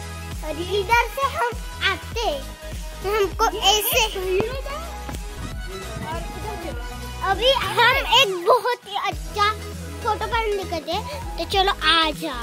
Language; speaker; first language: Hindi; non-native, local second language; Marathi